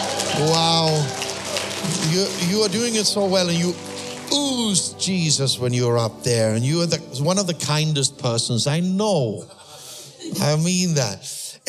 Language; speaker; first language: English; non-native, fluent; German